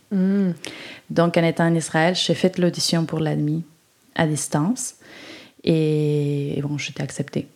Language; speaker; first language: French; non-native, fluent; Spanish